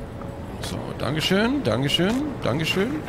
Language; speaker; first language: German; native; German